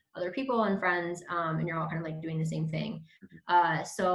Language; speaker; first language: English; native; English